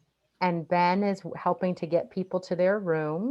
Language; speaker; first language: English; native; English